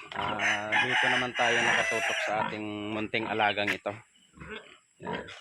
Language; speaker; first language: Filipino; native; Filipino